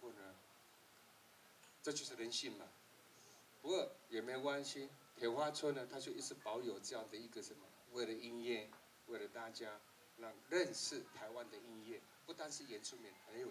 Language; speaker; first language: Chinese; native; Chinese